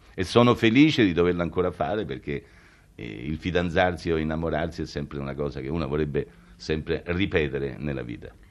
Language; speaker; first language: Italian; native; Italian